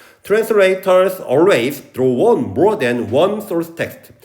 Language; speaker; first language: English; non-native, fluent; Korean